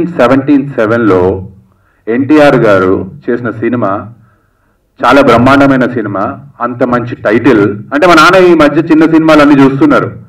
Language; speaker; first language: Telugu; native; Telugu